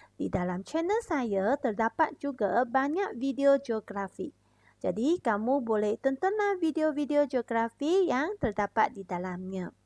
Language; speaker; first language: Malay; non-native, local second language; Chinese